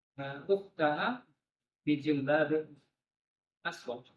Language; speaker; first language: Arabic; non-native, fluent; Malay